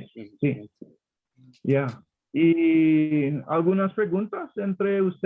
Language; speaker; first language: Spanish; non-native, learner; English